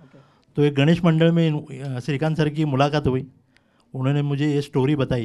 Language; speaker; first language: Hindi; non-native, local second language; Marathi